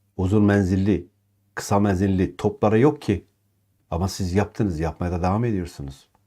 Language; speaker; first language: Turkish; non-native, local second language; Kurdish